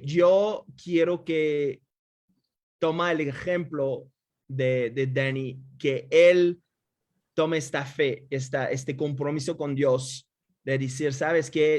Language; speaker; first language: Spanish; non-native, fluent; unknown